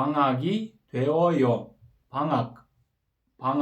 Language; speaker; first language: Korean; non-native, fluent; Kyrgyz